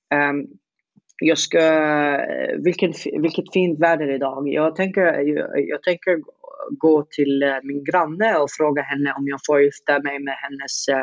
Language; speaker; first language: Swedish; non-native, fluent; Arabic